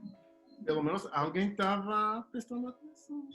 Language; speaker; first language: Portuguese; non-native, fluent; English